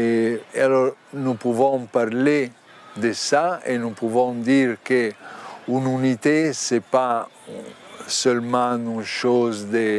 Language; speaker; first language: French; non-native, learner; Italian